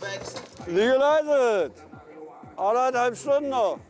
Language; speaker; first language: German; native; German